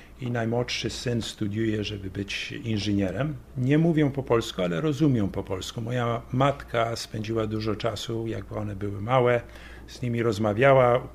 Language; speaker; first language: Polish; early bilingual, heritage; Polish